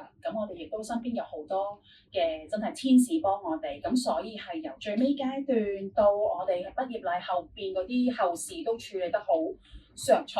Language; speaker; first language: Cantonese; native; Cantonese